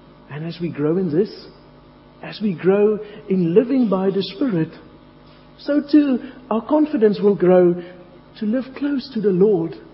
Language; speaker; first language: English; non-native, local second language; Afrikaans